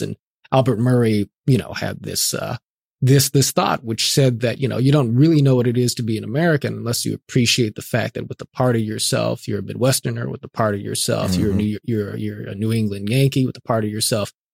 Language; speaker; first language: English; native; English